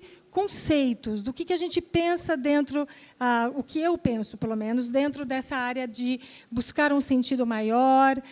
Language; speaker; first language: Portuguese; early bilingual, other home language; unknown